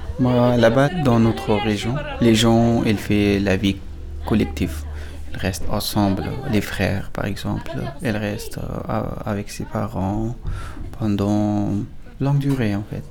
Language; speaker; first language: French; non-native, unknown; Pashto